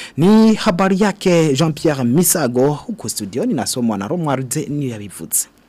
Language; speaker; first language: Swahili; non-native, local second language; Rundi